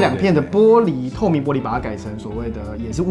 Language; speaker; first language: Chinese; native; Chinese